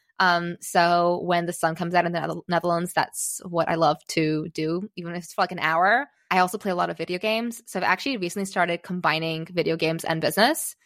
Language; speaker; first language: English; early bilingual, other home language; Czech